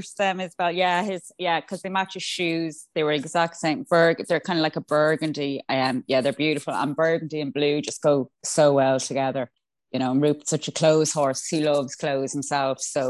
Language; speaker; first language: English; native; English